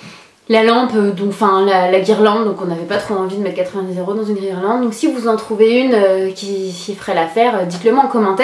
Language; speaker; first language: French; native; French